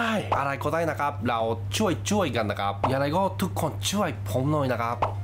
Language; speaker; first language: Thai; non-native, fluent; Japanese